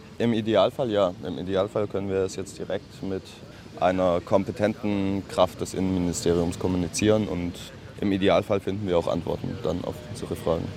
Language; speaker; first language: German; native; German